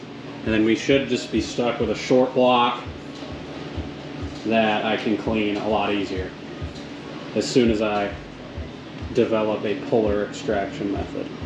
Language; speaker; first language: English; native; English